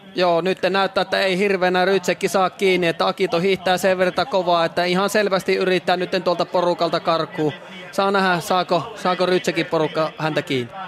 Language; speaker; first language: Finnish; native; Finnish